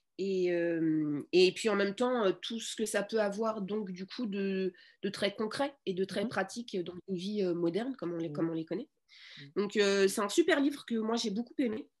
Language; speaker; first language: French; native; French